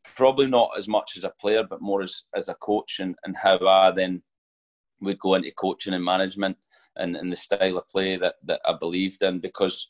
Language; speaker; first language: English; native; English